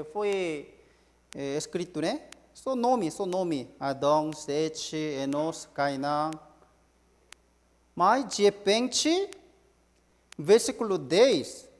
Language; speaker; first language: Portuguese; non-native, learner; Korean